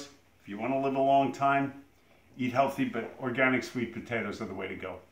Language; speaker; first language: English; native; English